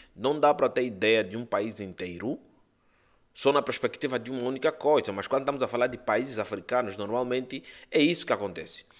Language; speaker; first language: Portuguese; native; Portuguese